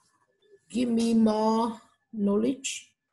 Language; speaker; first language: English; non-native, learner; Vietnamese